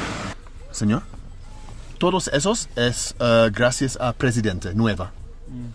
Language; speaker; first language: Spanish; non-native, learner; English